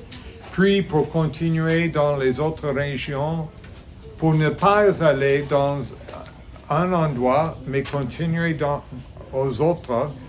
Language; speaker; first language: French; non-native, fluent; English